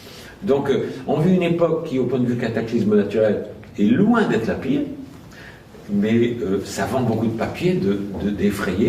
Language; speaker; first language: French; native; French